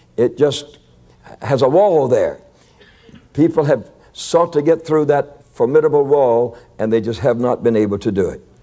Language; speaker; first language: English; native; English